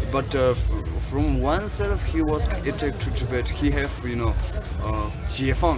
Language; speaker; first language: English; non-native, learner; Tibetan